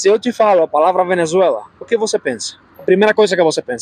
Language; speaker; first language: Portuguese; non-native, fluent; Spanish